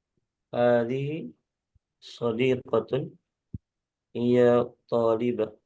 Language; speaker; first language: Arabic; non-native, learner; Indonesian